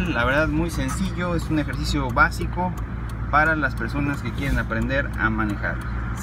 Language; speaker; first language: Spanish; native; Spanish